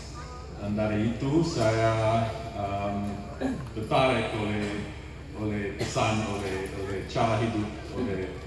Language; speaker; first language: Indonesian; non-native, fluent; English